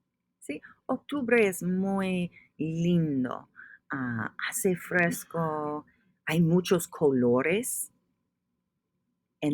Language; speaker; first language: Spanish; non-native, fluent; English